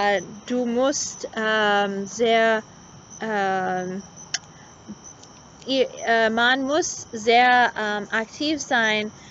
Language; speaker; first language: German; non-native, learner; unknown